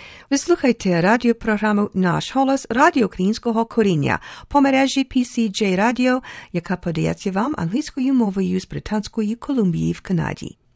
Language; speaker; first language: Ukrainian; early bilingual, other home language; English